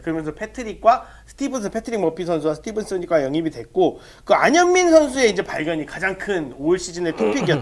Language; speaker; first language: Korean; native; Korean